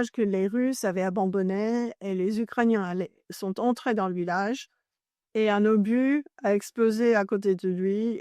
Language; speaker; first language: French; non-native, fluent; English